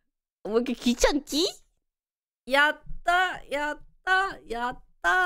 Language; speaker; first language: Korean; early bilingual, heritage; Korean